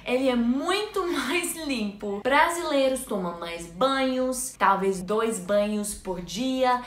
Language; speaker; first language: Portuguese; non-native, learner; English